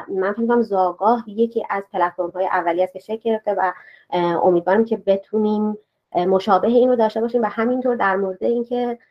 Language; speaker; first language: Persian; native; Persian